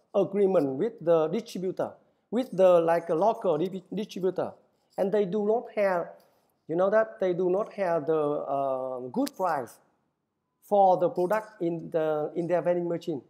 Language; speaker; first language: English; non-native, fluent; Vietnamese